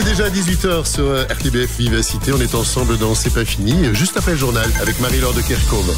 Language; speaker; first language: French; native; French